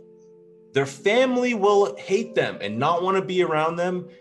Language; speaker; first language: English; native; English